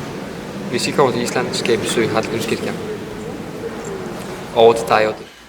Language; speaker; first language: Danish; non-native, learner; Icelandic